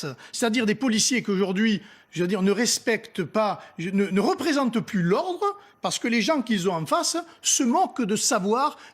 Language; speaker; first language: French; native; French